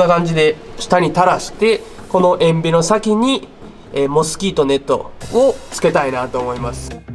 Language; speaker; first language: Japanese; native; Japanese